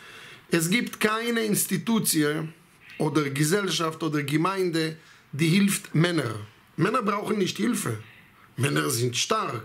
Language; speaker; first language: German; non-native, fluent; Hebrew